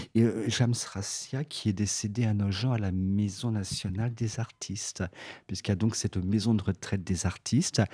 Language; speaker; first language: French; native; French